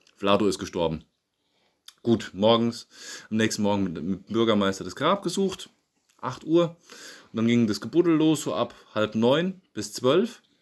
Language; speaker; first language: German; native; German